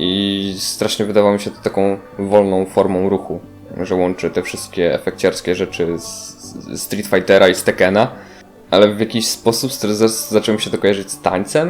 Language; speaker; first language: Polish; native; Polish